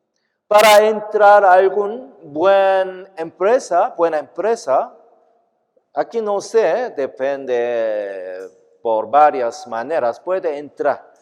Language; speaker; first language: Spanish; non-native, fluent; Korean